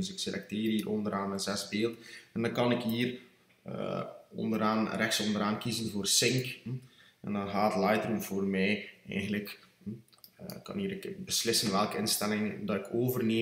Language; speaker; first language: Dutch; native; Dutch